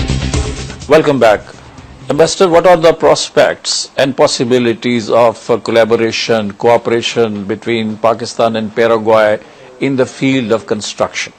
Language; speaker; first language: English; non-native, local second language; Urdu